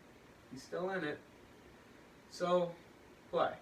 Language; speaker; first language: English; native; English